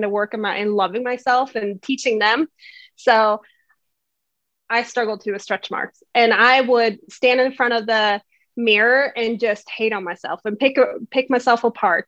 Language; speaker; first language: English; non-native, fluent; Swedish